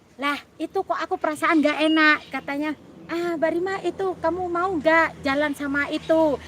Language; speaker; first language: Indonesian; non-native, local second language; Javanese